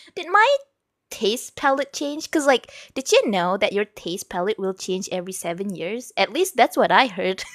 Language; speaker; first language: English; non-native, local second language; Malay